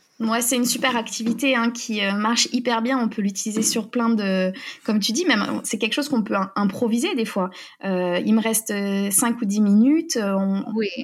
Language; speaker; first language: French; native; French